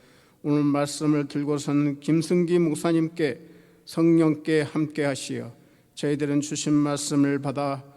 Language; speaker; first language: Korean; native; Korean